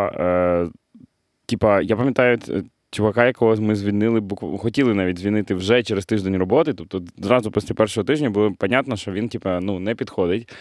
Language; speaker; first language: Ukrainian; non-native, local second language; Russian